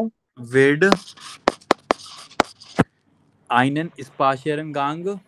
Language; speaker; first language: German; non-native, fluent; Hindi